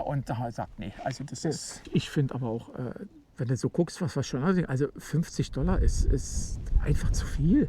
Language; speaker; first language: German; native; German